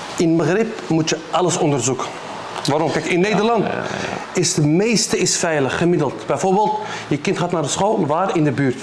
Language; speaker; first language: Dutch; early bilingual, other home language; Arabic